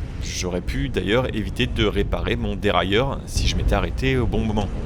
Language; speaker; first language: French; native; French